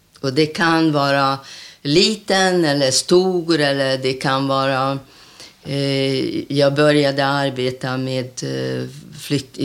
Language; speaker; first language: Swedish; non-native, fluent; Hungarian